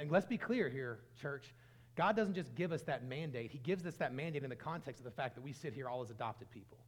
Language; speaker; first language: English; native; English